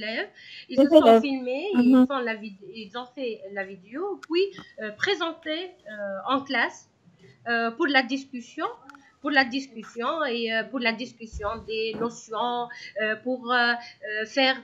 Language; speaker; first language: French; non-native, local second language; Arabic